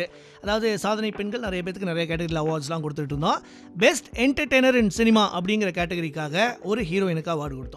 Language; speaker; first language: Tamil; native; Tamil